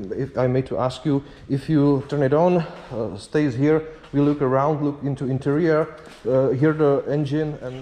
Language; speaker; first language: English; non-native, learner; Czech